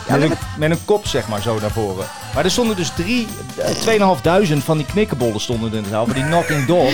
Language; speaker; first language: Dutch; native; Dutch